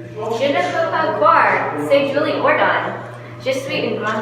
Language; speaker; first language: French; non-native, learner; English